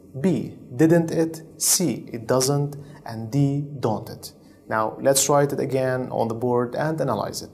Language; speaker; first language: English; non-native, fluent; Central Kurdish